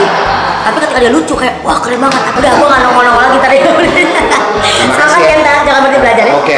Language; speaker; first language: Indonesian; native; Indonesian